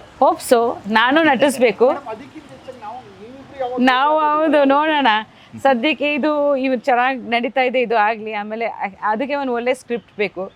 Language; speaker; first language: Kannada; non-native, fluent; Bangla